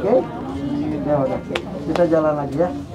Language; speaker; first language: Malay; non-native, local second language; Sundanese